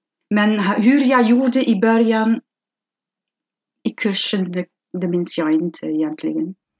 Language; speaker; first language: Swedish; non-native, learner; Dutch